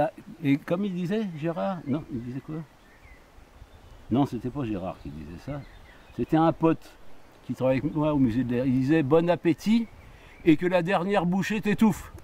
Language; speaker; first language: French; native; French